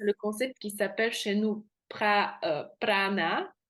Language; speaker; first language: French; non-native, fluent; Slovak